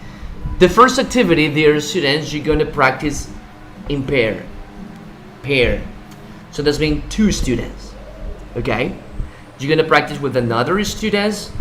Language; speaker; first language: English; non-native, fluent; Spanish